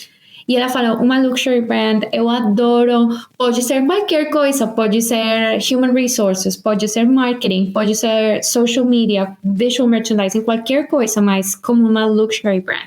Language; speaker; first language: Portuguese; non-native, fluent; Spanish